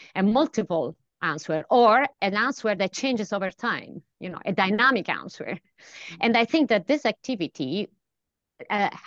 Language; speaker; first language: English; non-native, fluent; Italian